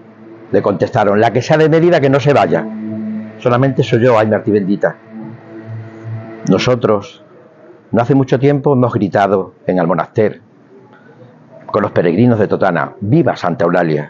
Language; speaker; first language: Spanish; native; Spanish